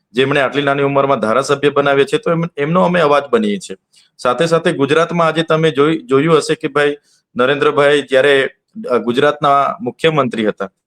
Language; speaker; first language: Gujarati; non-native, local second language; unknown